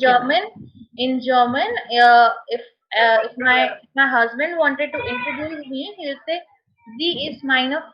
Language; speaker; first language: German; non-native, fluent; Hindi